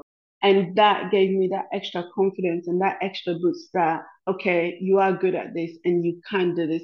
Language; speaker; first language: English; non-native, local second language; Krio